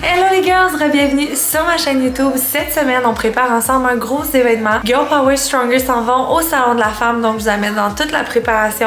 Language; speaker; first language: French; native; French